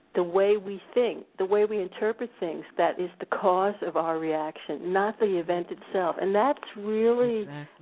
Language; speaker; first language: English; native; English